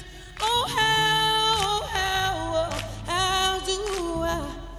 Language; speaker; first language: English; native; English